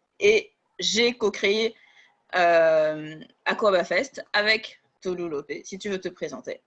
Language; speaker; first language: French; native; French